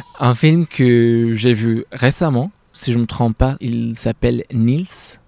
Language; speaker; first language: French; non-native, fluent; Arabic